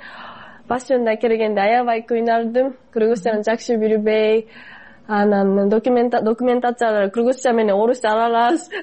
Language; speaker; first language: Kyrgyz; non-native, fluent; Japanese